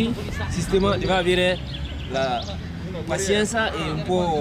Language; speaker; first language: Italian; non-native, learner; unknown